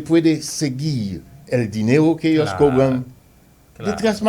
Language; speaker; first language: Spanish; non-native, fluent; Haitian Creole